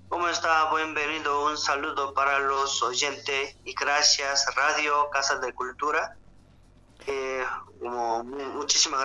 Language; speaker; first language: Spanish; non-native, learner; Korean